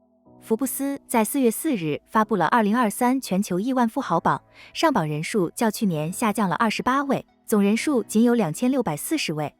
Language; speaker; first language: Chinese; native; Chinese